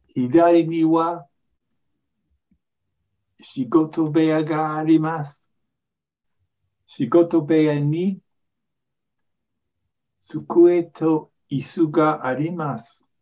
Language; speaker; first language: Japanese; non-native, learner; English